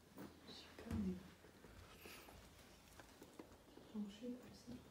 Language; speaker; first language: French; native; French